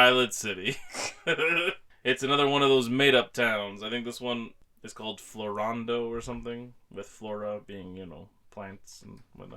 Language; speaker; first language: English; native; English